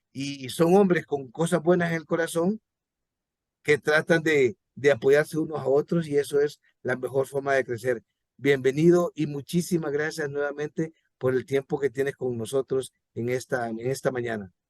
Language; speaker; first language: Spanish; native; Spanish